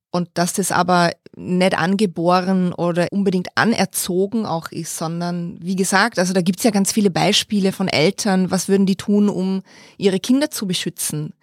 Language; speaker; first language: German; native; German